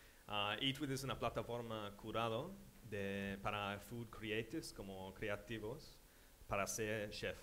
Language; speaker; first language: Spanish; non-native, fluent; English